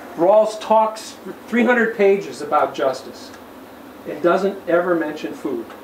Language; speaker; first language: English; native; English